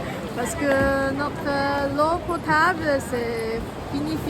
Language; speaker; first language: French; non-native, learner; Chinese